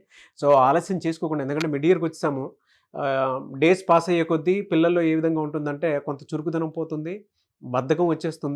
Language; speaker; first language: Telugu; native; Telugu